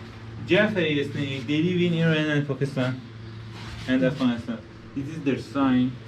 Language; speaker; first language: English; non-native, learner; Persian